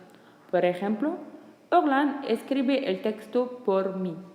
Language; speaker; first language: Spanish; non-native, learner; French